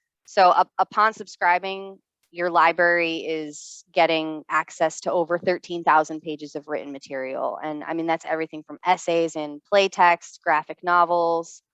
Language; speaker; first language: English; native; English